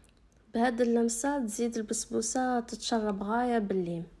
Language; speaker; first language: Arabic; native; Arabic